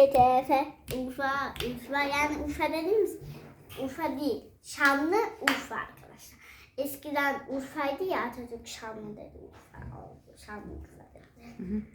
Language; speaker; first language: Turkish; native; Turkish